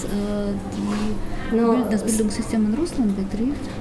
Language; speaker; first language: German; non-native, fluent; Russian